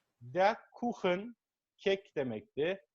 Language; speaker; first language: German; non-native, fluent; Turkish